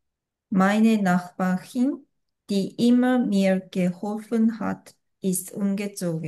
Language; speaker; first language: German; non-native, learner; Korean